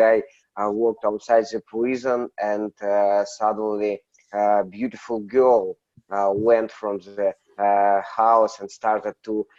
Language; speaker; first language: English; non-native, learner; Russian